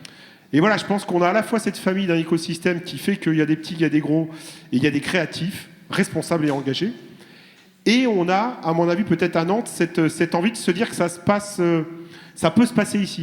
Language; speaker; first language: French; native; French